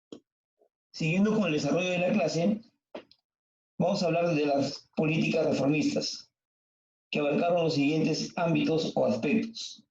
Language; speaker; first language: Spanish; native; Spanish